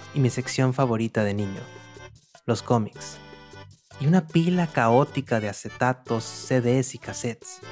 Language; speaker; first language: Spanish; native; Spanish